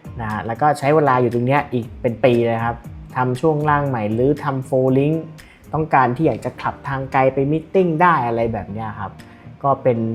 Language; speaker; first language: Thai; native; Thai